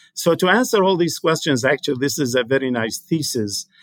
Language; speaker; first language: English; non-native, fluent; Arabic